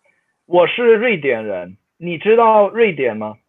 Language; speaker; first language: Chinese; non-native, fluent; Swedish